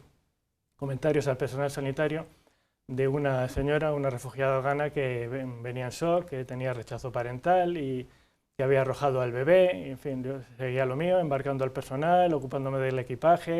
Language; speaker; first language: Spanish; native; Spanish